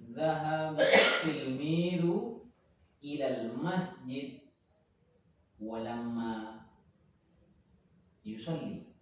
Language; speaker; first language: Arabic; non-native, fluent; Indonesian